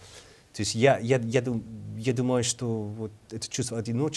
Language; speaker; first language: Russian; non-native, learner; English